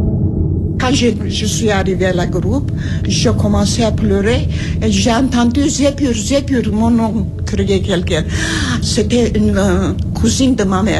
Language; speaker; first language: French; non-native, learner; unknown